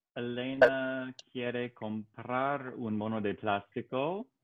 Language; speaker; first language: Spanish; non-native, learner; English